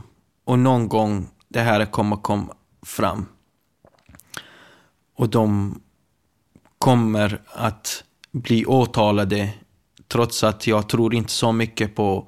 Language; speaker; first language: Swedish; non-native, fluent; Kurdish